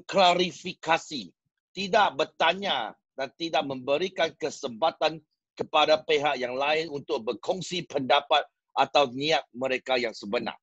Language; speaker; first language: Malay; non-native, local second language; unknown